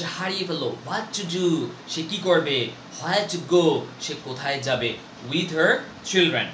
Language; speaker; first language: English; non-native, local second language; Bangla